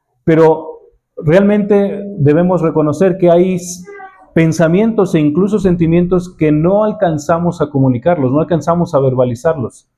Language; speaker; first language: Spanish; native; Spanish